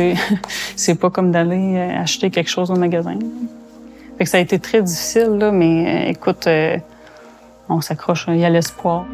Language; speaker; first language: French; native; French